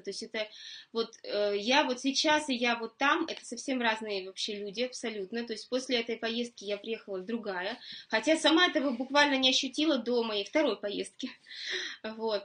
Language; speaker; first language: Russian; native; Russian